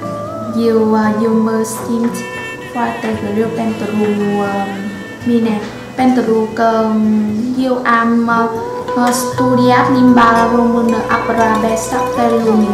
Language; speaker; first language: Romanian; non-native, learner; Vietnamese